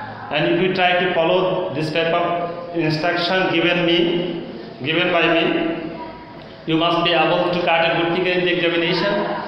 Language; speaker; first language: English; non-native, local second language; Bangla